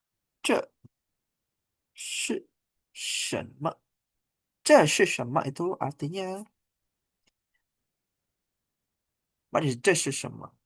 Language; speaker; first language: Chinese; non-native, fluent; Indonesian